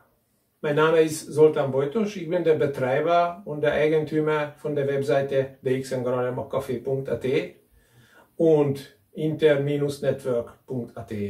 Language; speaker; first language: German; non-native, fluent; Hungarian